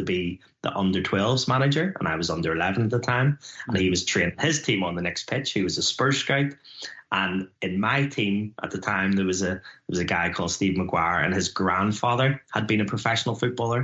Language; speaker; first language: English; native; English